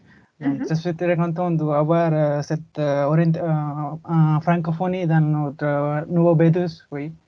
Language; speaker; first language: French; non-native, learner; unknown